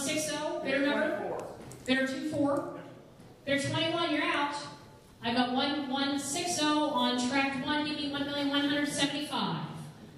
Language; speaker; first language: English; native; English